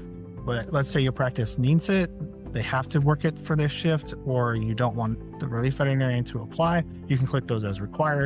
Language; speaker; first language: English; native; English